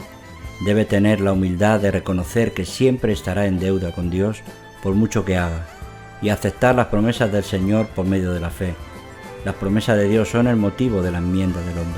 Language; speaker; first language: Spanish; native; Spanish